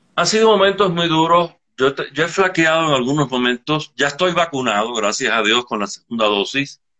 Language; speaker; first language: Spanish; native; Spanish